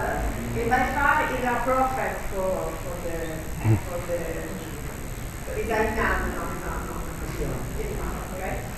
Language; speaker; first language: English; non-native, learner; Italian